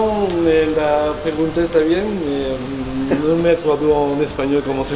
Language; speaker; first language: Spanish; non-native, learner; French